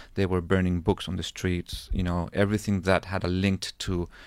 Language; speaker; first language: English; non-native, fluent; Spanish